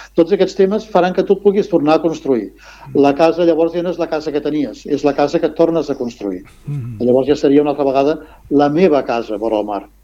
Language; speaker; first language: Catalan; non-native, local second language; Spanish